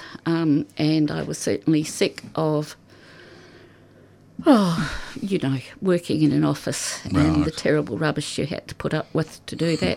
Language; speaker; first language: English; native; English